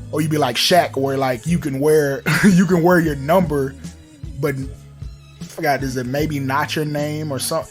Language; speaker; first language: English; native; English